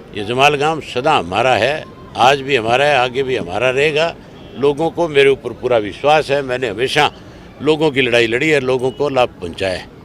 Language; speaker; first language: Hindi; native; Hindi